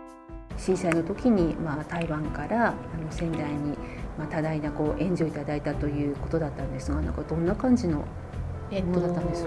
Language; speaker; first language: Japanese; native; Japanese